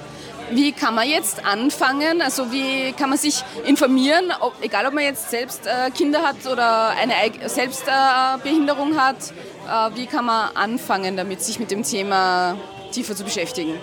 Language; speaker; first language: German; native; German